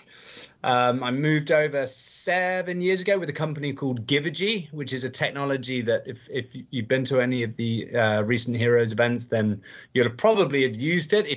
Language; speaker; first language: English; native; English